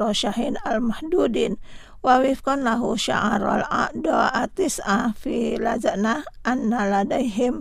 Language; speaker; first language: Arabic; non-native, fluent; Indonesian